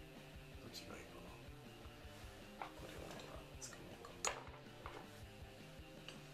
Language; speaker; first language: Japanese; non-native, learner; English